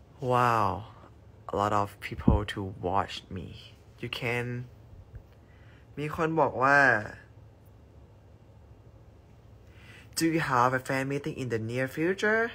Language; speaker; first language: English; non-native, learner; Thai